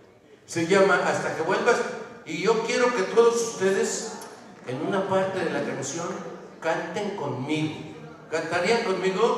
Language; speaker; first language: Spanish; native; Spanish